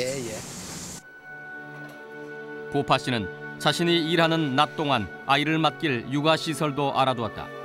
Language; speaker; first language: Korean; native; Korean